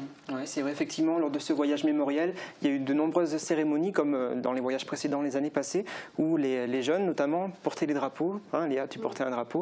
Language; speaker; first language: French; native; French